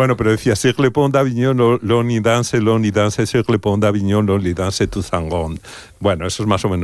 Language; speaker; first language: Spanish; native; Spanish